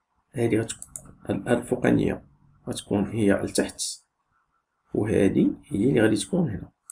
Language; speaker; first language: Arabic; native; Arabic